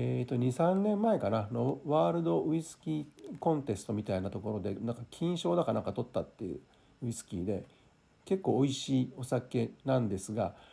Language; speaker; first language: Japanese; native; Japanese